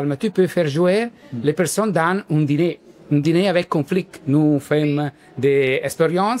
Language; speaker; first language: French; non-native, learner; Italian